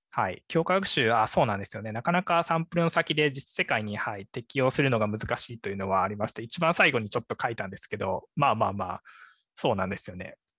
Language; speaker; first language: Japanese; native; Japanese